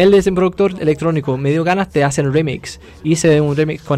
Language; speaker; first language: Spanish; non-native, fluent; English